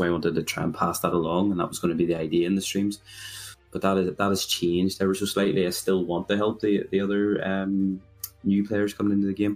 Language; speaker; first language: English; native; English